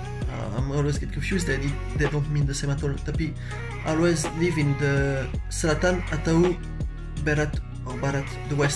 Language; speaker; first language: English; non-native, learner; French